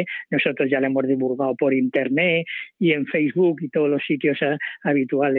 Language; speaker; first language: Spanish; native; Spanish